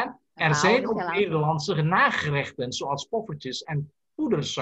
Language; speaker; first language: Dutch; non-native, learner; Indonesian